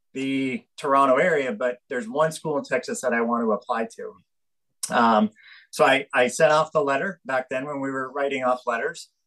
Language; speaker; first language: English; native; English